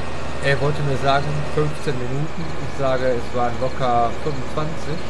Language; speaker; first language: German; native; German